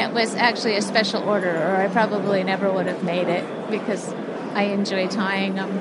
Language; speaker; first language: English; native; English